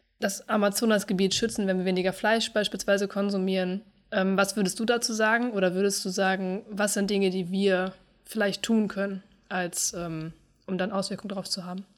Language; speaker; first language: German; native; German